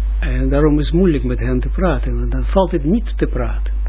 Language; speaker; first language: Dutch; non-native, fluent; Russian